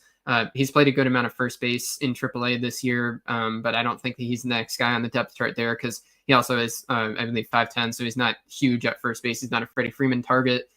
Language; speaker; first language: English; native; English